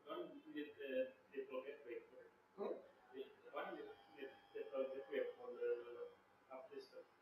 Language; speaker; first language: English; non-native, learner; Indonesian